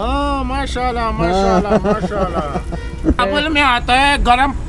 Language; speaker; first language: Hindi; non-native, learner; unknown